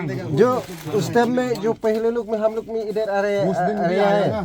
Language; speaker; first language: Hindi; non-native, local second language; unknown